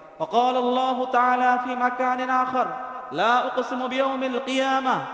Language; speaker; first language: Arabic; non-native, fluent; Bangla